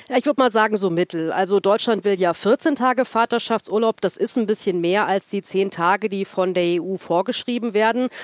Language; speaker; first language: German; native; German